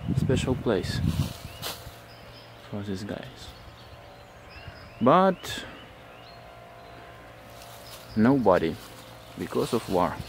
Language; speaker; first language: English; non-native, learner; Russian